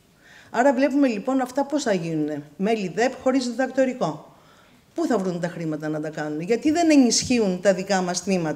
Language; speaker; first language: Greek; native; Greek